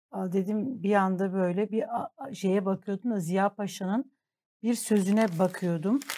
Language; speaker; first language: Turkish; native; Turkish